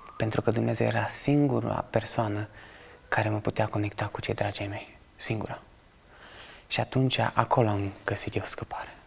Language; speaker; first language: Romanian; early bilingual, other home language; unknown